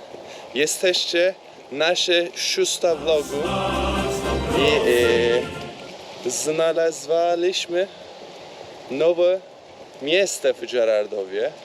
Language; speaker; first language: Polish; non-native, learner; Turkish